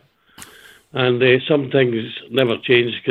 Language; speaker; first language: English; native; English